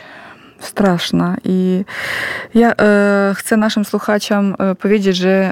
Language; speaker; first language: Polish; non-native, fluent; Ukrainian